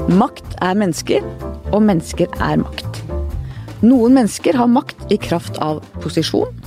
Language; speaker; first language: Norwegian; native; Norwegian